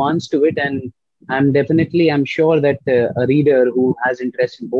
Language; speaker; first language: English; non-native, local second language; Hindi